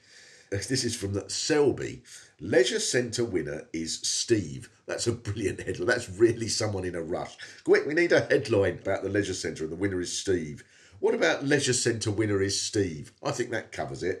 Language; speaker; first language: English; native; English